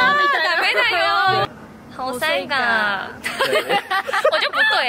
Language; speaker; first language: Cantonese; non-native, learner; Japanese